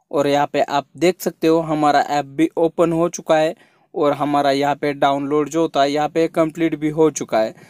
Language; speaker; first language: Hindi; non-native, local second language; Marathi